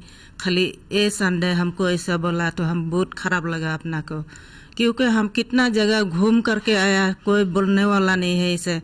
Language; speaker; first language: Hindi; non-native, local second language; Khasi